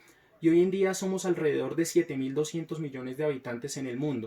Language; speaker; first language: Spanish; native; Spanish